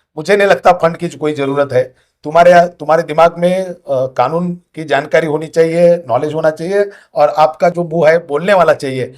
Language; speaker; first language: Hindi; non-native, local second language; Marathi